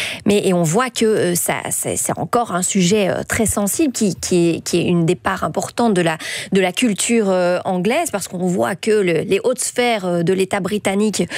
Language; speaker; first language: French; native; French